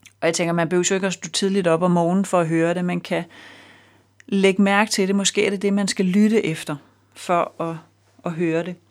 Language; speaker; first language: Danish; native; Danish